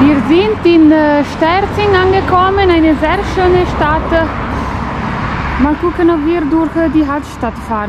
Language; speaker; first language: German; non-native, fluent; Italian